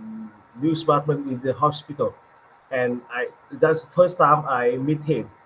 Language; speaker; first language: English; non-native, learner; Vietnamese